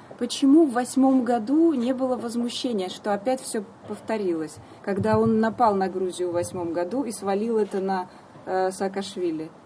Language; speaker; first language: Russian; native; Russian